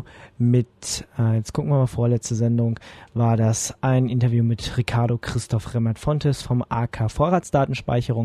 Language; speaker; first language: German; native; German